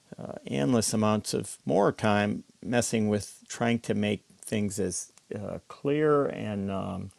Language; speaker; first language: English; native; English